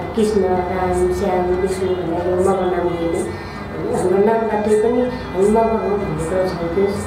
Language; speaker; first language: Nepali; non-native, local second language; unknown